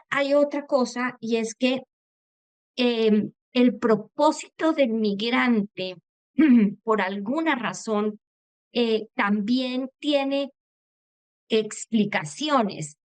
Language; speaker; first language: Spanish; native; Spanish